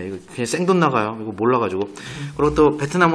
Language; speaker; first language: Korean; native; Korean